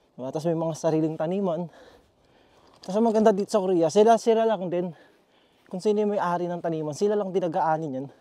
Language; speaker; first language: Filipino; native; Filipino